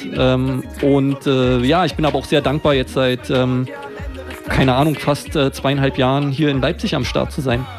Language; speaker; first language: German; native; German